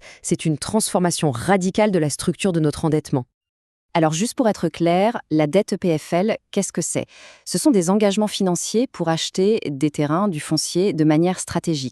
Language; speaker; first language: French; native; French